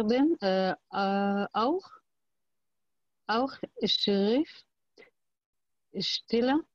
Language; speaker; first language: German; non-native, learner; Arabic